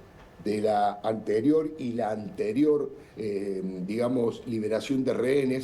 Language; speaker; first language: Spanish; native; Spanish